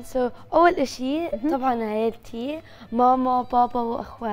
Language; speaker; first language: Arabic; early bilingual, heritage; Arabic